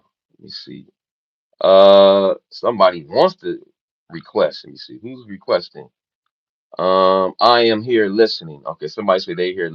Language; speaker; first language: English; native; English